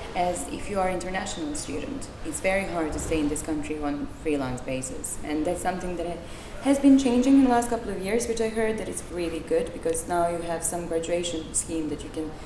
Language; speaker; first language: English; non-native, fluent; Serbian